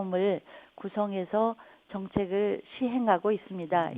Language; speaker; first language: Korean; native; Korean